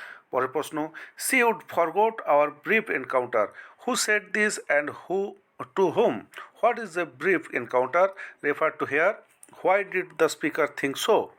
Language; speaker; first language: English; non-native, local second language; Bangla